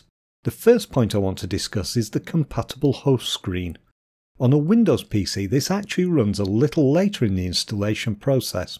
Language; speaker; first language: English; native; English